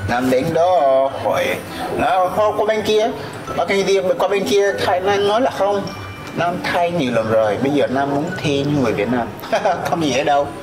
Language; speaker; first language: Vietnamese; non-native, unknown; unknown